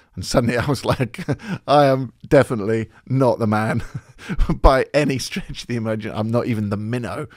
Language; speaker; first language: English; native; English